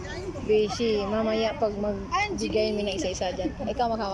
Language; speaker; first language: Filipino; non-native, local second language; Cebuano